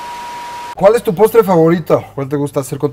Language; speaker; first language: Spanish; native; Spanish